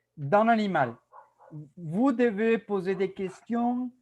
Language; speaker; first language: French; non-native, fluent; Spanish